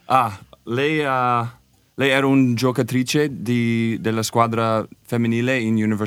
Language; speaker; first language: Italian; non-native, learner; English